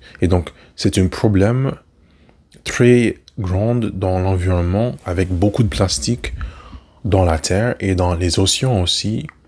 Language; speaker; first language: French; non-native, learner; English